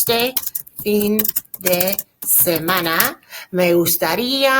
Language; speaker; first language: Spanish; non-native, fluent; English